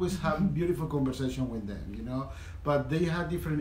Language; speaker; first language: English; non-native, fluent; Spanish